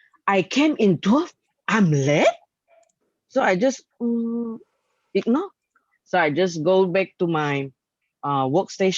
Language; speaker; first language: English; non-native, learner; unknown